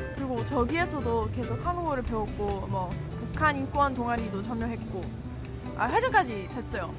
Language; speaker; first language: Korean; non-native, fluent; English